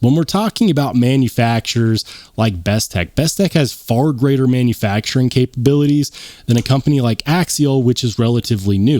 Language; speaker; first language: English; native; English